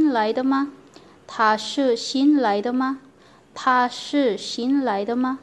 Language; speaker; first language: Chinese; non-native, learner; Filipino